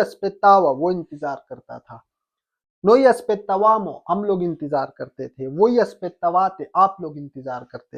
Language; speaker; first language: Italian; non-native, fluent; Urdu